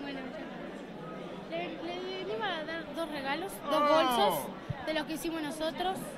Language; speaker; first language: Spanish; native; Spanish